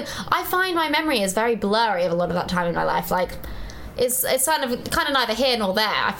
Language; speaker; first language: English; native; English